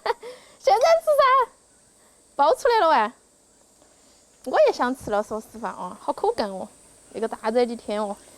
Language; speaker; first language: Chinese; native; Chinese